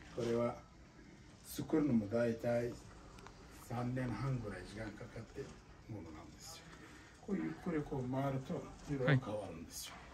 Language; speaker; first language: Japanese; non-native, fluent; Turkish